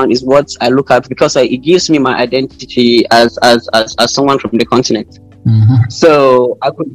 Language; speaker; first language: English; non-native, local second language; Hausa